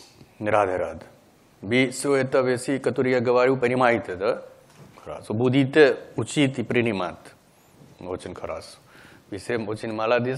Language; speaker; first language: Russian; non-native, learner; Hindi